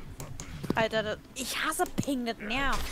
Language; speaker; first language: German; native; German